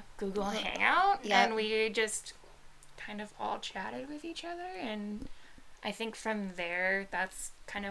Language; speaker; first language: English; native; English